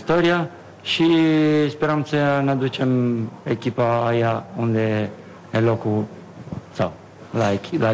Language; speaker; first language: Romanian; non-native, fluent; Italian